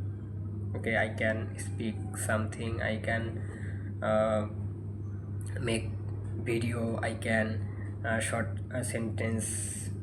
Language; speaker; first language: English; non-native, learner; Bangla